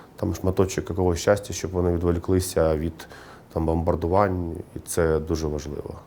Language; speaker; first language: Ukrainian; native; Ukrainian